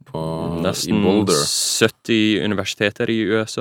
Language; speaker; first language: Norwegian; non-native, fluent; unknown